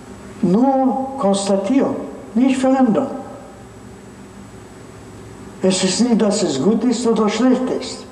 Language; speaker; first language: German; non-native, fluent; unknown